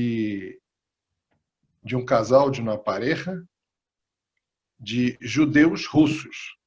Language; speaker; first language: Portuguese; non-native, fluent; Spanish